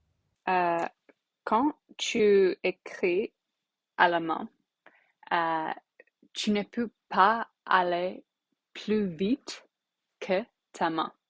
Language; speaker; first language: French; non-native, learner; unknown